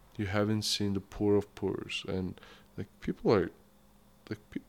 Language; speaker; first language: English; non-native, fluent; Turkish